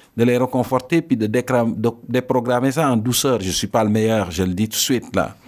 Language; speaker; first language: French; non-native, local second language; Serer